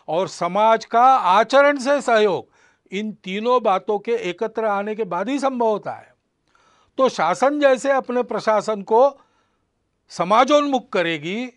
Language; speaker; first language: Hindi; non-native, local second language; Marathi